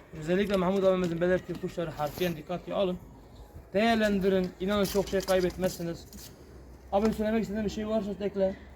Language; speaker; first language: Turkish; native; Turkish